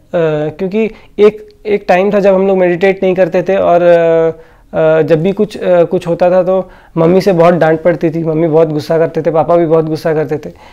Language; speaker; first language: Hindi; non-native, local second language; Odia